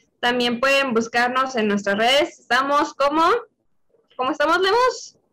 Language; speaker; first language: Spanish; native; Spanish